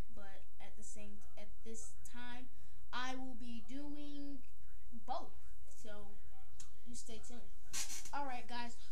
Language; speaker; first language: English; native; English